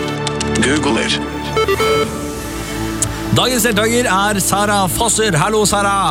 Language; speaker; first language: Norwegian; native; Norwegian